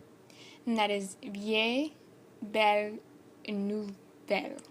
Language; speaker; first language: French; non-native, learner; English